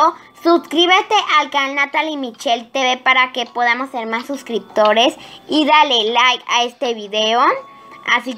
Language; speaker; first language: Spanish; native; Spanish